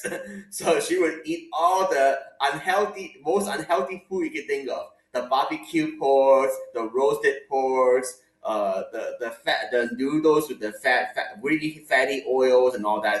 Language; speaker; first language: English; non-native, local second language; Cantonese